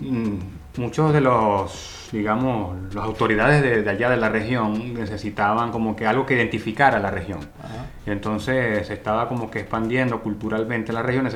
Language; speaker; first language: Spanish; native; Spanish